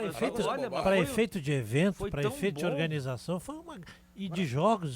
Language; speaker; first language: Portuguese; native; Portuguese